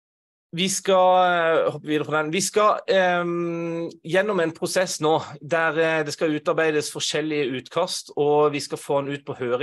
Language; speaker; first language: Norwegian; native; Norwegian